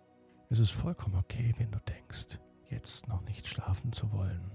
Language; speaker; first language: German; native; German